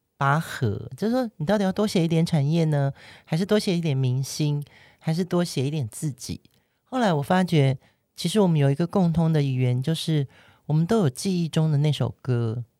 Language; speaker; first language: Chinese; native; Chinese